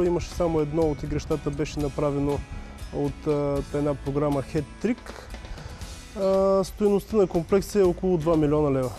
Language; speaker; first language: Bulgarian; native; Bulgarian